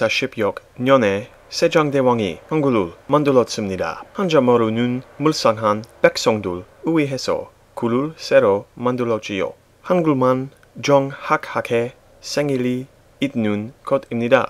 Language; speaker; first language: Korean; non-native, learner; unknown